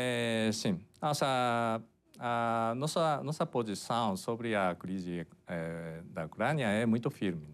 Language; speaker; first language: Portuguese; non-native, fluent; Japanese